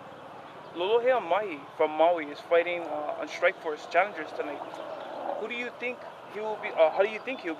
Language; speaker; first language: English; native; English